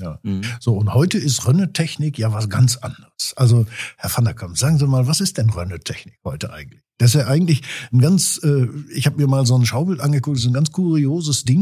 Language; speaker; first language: German; native; German